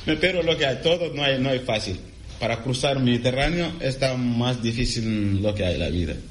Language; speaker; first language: Spanish; non-native, learner; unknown